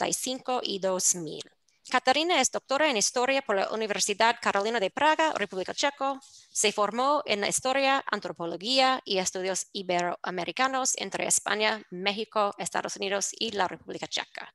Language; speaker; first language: Spanish; non-native, fluent; English